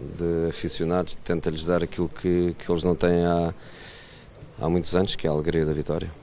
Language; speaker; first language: Portuguese; native; Portuguese